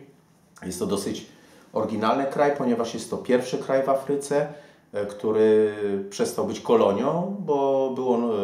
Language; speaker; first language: Polish; native; Polish